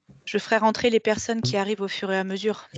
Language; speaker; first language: French; native; French